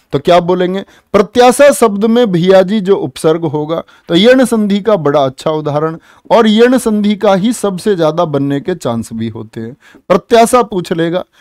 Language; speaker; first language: Hindi; native; Hindi